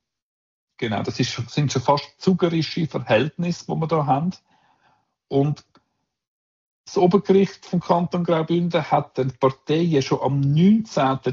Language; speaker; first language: German; native; German